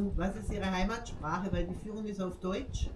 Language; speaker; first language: German; native; German